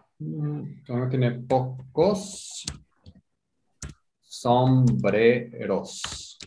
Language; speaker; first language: Spanish; non-native, fluent; English